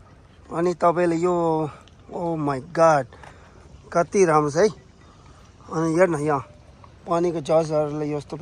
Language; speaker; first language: Nepali; non-native, learner; Tibetan